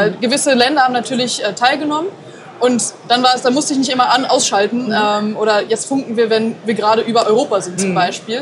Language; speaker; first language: German; native; German